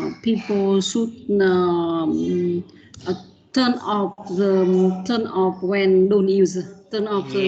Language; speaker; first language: English; non-native, learner; Vietnamese